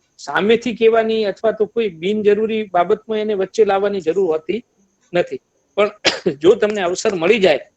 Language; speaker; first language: Gujarati; native; Gujarati